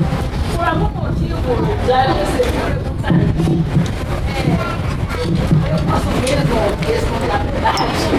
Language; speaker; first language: Portuguese; non-native, learner; Haitian Creole